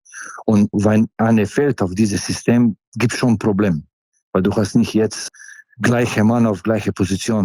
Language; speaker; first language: German; non-native, fluent; Slovenian